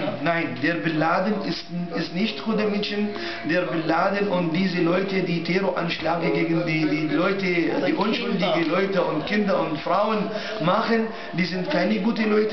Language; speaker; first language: German; non-native, learner; Arabic